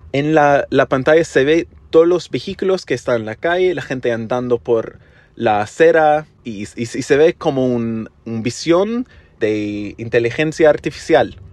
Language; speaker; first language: Spanish; non-native, fluent; English